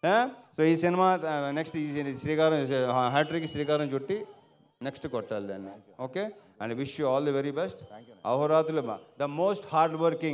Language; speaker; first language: Telugu; native; Telugu